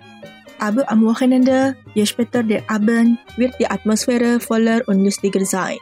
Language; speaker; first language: German; non-native, fluent; Indonesian